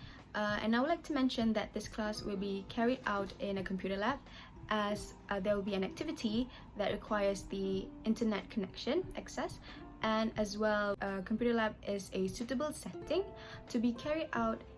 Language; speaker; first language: English; non-native, local second language; Malay